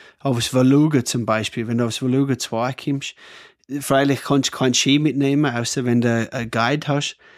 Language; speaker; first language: German; non-native, fluent; English